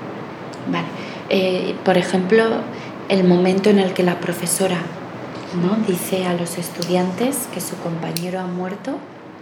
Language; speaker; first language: Spanish; native; Spanish